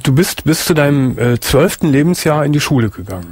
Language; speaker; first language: German; native; German